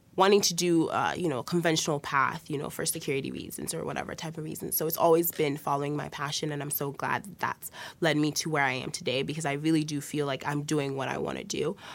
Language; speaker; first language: English; early bilingual, other home language; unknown